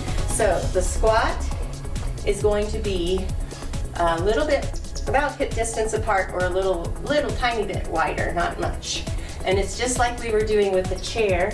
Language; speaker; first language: English; native; English